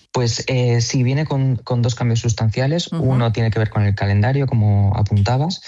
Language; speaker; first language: Spanish; native; Spanish